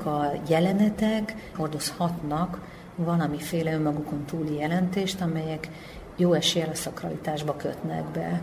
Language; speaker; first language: Hungarian; native; Hungarian